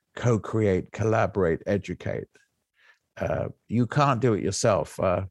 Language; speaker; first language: English; native; English